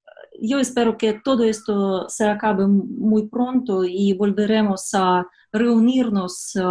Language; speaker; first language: Spanish; non-native, fluent; Russian